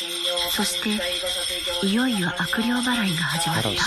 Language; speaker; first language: Japanese; native; Japanese